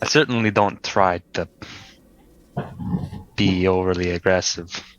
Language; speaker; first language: English; native; English